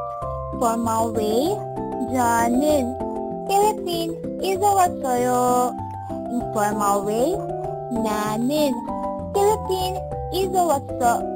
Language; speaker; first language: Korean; non-native, learner; Filipino